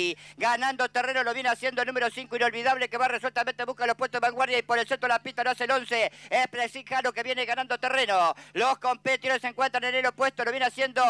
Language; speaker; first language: Spanish; native; Spanish